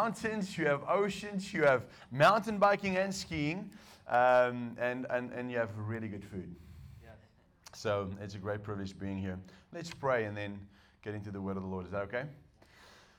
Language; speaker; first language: English; non-native, local second language; Afrikaans